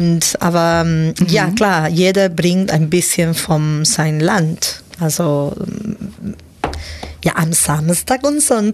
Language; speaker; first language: German; non-native, fluent; Spanish